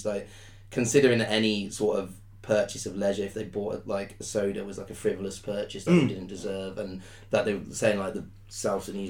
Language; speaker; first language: English; native; English